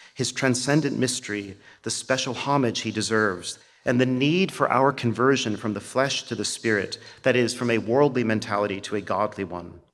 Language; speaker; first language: English; native; English